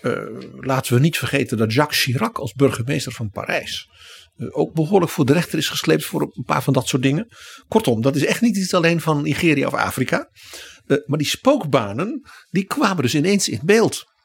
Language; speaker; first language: Dutch; native; Dutch